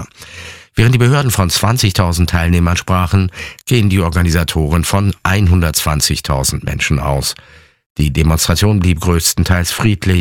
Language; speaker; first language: German; native; German